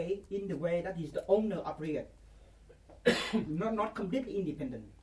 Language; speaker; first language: English; non-native, fluent; Vietnamese